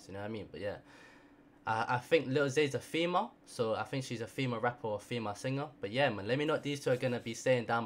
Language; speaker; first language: English; native; English